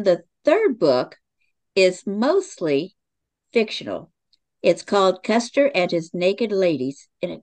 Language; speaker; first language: English; native; English